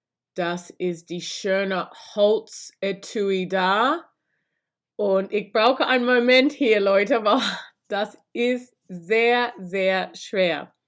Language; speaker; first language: German; non-native, learner; English